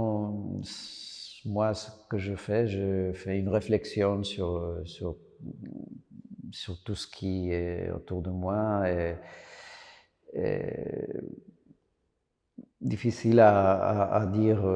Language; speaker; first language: French; non-native, fluent; Spanish